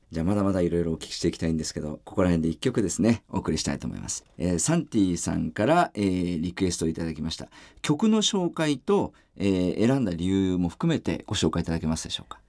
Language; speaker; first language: Japanese; native; Japanese